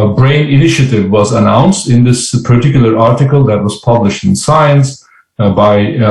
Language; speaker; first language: English; non-native, fluent; Turkish